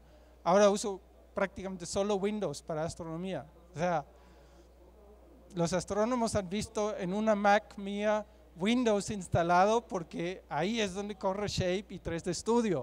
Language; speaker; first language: Spanish; non-native, fluent; German